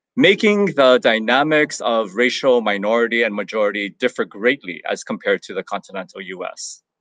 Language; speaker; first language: English; native; English